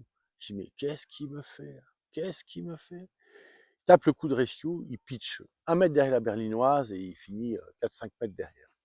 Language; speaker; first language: French; native; French